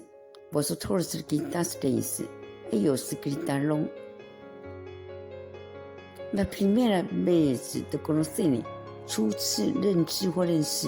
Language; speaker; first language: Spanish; non-native, fluent; Chinese